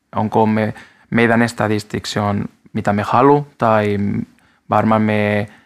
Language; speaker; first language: Finnish; non-native, fluent; Spanish